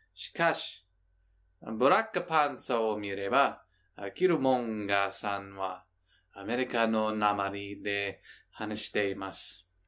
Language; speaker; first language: Japanese; non-native, learner; English